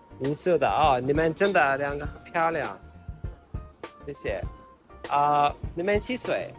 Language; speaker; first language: Chinese; non-native, learner; Turkish